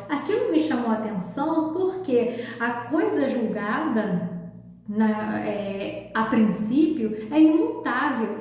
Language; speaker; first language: Portuguese; native; Portuguese